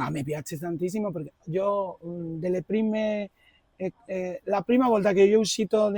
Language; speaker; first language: Italian; non-native, fluent; Spanish